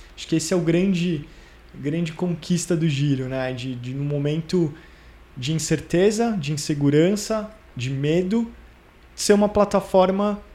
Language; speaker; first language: Portuguese; native; Portuguese